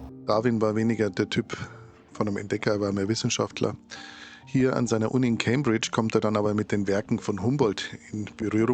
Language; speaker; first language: German; native; German